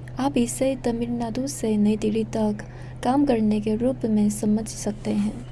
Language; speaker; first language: Hindi; non-native, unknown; Chinese